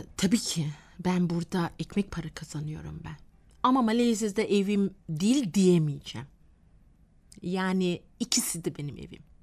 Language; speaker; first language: Turkish; non-native, fluent; Malay